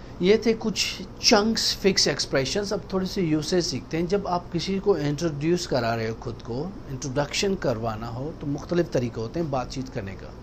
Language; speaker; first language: Urdu; non-native, local second language; Baluchi